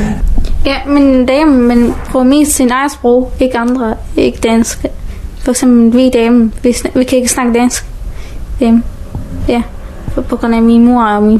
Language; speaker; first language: Danish; non-native, learner; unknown